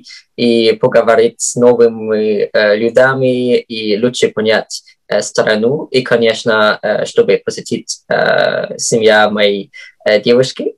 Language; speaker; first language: Russian; non-native, fluent; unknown